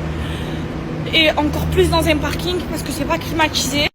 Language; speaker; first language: French; native; French